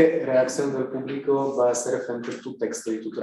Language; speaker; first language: Spanish; non-native, fluent; Polish